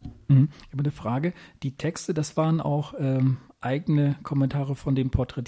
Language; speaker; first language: German; native; German